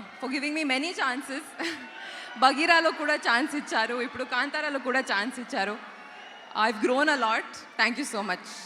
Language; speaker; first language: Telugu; non-native, learner; Kannada